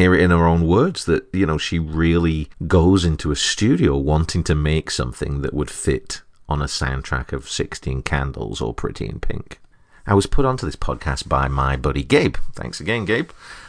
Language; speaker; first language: English; native; English